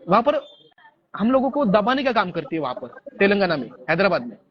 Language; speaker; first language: Hindi; non-native, local second language; Marathi